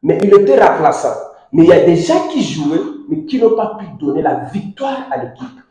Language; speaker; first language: French; non-native, local second language; Swahili